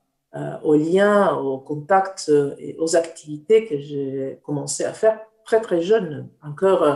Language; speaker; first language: French; non-native, fluent; Italian